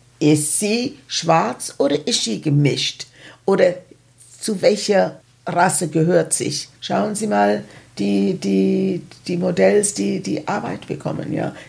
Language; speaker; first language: German; non-native, fluent; English